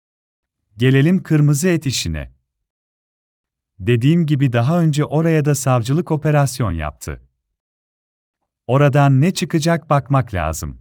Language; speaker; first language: Turkish; native; Turkish